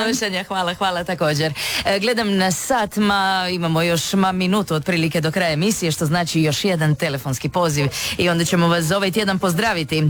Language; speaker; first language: Serbian; native; Serbian